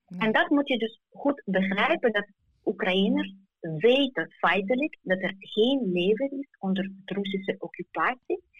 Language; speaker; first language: Dutch; non-native, fluent; Ukrainian